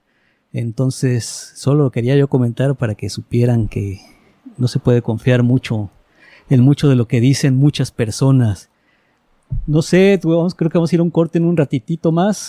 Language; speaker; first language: Spanish; native; Spanish